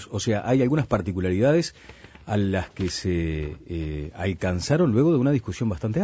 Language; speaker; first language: Spanish; native; Spanish